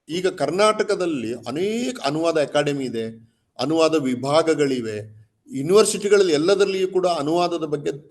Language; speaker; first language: Kannada; native; Kannada